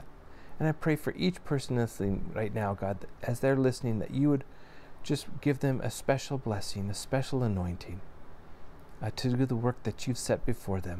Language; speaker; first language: English; native; English